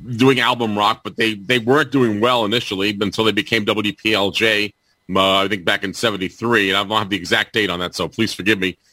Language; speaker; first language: English; native; English